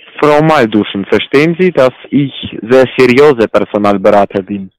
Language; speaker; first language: German; non-native, learner; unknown